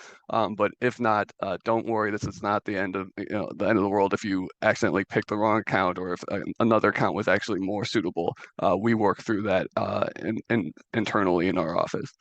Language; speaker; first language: English; native; English